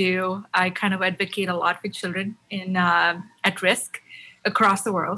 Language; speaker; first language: English; non-native, local second language; Tamil